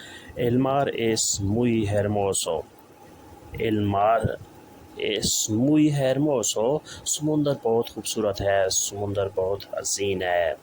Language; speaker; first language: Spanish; non-native, learner; Urdu